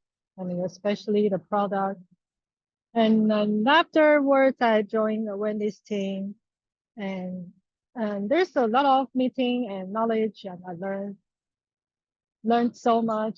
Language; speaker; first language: English; non-native, learner; Chinese